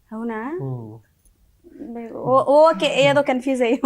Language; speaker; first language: Telugu; native; Telugu